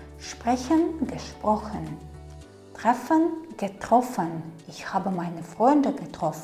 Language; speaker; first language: German; non-native, fluent; Ukrainian